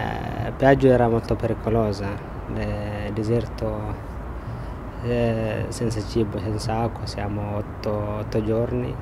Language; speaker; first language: Italian; non-native, learner; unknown